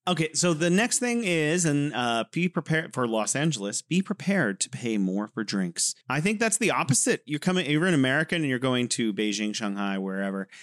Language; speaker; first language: English; native; English